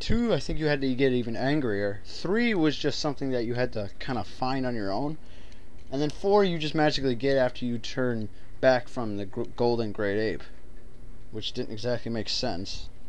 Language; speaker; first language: English; native; English